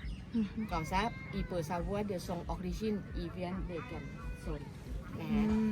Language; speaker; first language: French; non-native, learner; Thai